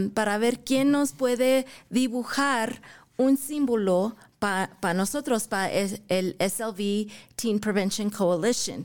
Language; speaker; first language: Spanish; early bilingual, heritage; English